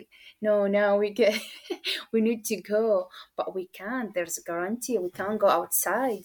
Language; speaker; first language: English; non-native, learner; Arabic